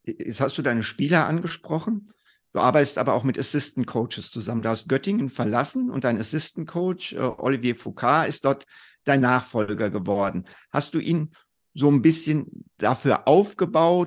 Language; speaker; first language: German; native; German